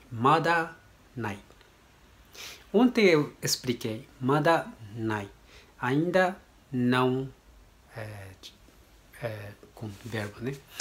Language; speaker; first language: Portuguese; non-native, learner; Japanese